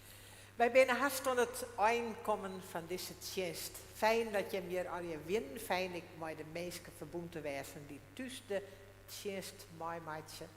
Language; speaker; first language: Dutch; non-native, local second language; Western Frisian